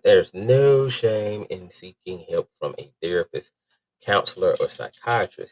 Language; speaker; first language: English; native; English